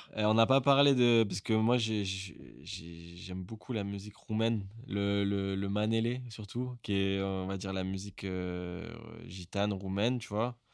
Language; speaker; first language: French; native; French